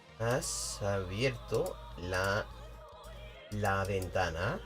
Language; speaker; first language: Spanish; non-native, fluent; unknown